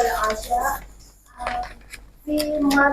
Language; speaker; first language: Arabic; non-native, learner; Indonesian